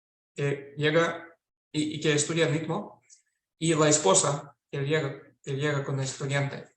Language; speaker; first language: Spanish; non-native, fluent; Russian